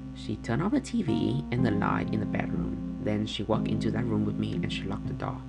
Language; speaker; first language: English; non-native, fluent; Vietnamese